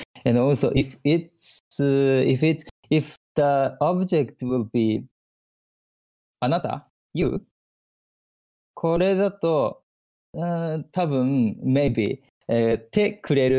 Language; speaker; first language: English; non-native, fluent; Japanese